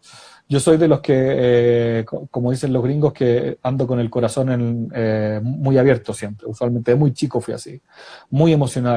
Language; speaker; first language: Spanish; native; Spanish